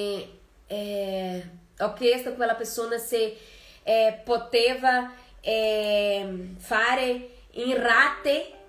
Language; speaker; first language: Italian; non-native, fluent; Portuguese